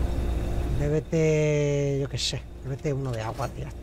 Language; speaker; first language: Spanish; native; Spanish